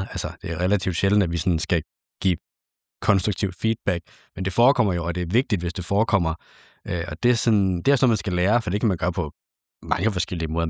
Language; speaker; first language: Danish; native; Danish